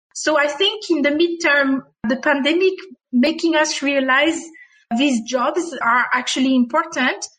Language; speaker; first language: English; non-native, fluent; French